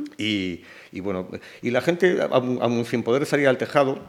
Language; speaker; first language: Spanish; native; Spanish